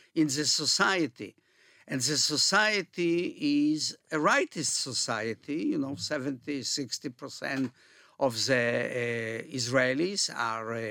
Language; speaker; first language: English; early bilingual, other home language; Polish